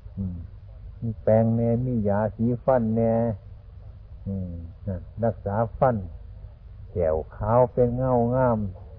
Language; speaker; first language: Thai; non-native, local second language; Northeastern Thai